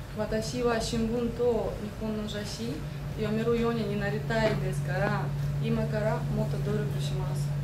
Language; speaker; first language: Japanese; non-native, learner; Lithuanian